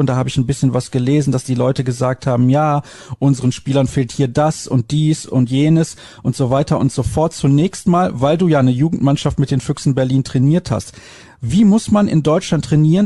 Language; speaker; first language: German; native; German